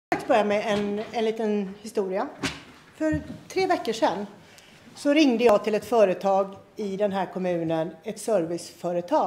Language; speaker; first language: Swedish; native; Swedish